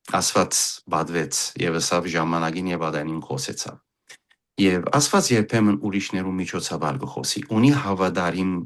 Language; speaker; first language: Armenian; early bilingual, heritage; Armenian